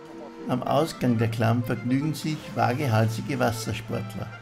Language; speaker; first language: German; native; German